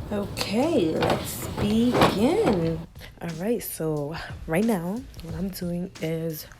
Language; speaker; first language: English; native; English